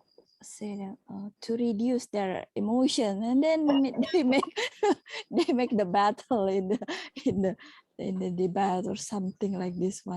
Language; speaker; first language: English; non-native, learner; Indonesian